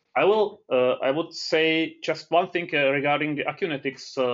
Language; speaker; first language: English; non-native, fluent; Czech